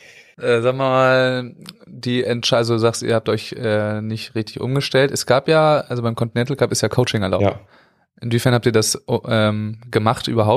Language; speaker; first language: German; native; German